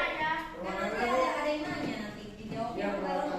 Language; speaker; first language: Indonesian; native; Indonesian